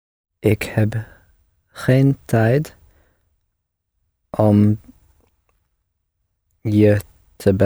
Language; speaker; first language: Dutch; non-native, learner; English